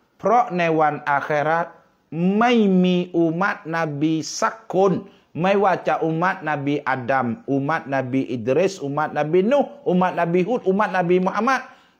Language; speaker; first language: Thai; non-native, local second language; Pattani Malay